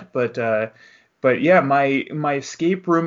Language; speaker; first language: English; native; English